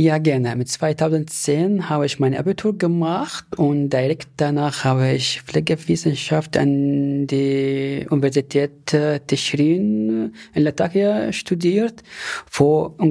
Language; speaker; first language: German; non-native, fluent; Arabic